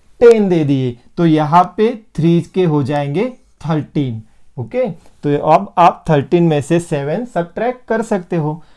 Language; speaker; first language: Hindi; non-native, local second language; Marathi